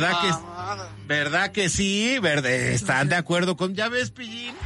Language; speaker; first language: Spanish; native; Spanish